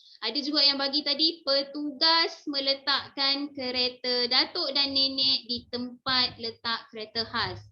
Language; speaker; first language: Malay; native; Malay